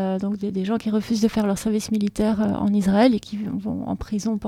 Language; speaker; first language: French; native; French